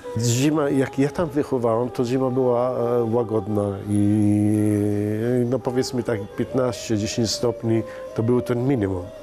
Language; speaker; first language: Polish; non-native, fluent; Arabic